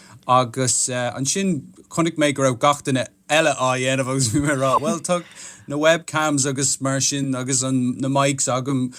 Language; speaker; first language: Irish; non-native, local second language; English